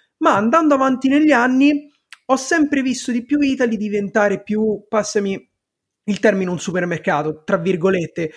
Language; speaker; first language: Italian; native; Italian